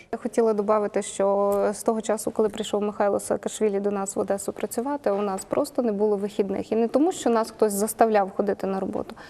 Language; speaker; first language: Ukrainian; native; Ukrainian